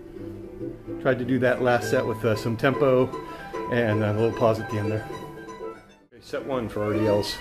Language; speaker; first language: English; native; English